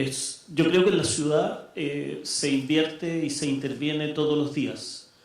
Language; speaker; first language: Spanish; native; Spanish